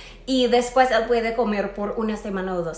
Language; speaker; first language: Spanish; non-native, fluent; English